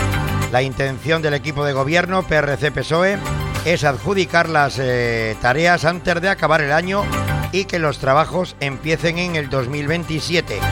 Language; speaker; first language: Spanish; native; Spanish